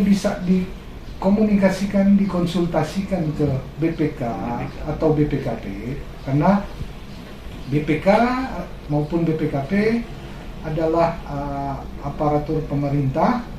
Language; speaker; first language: Indonesian; native; Indonesian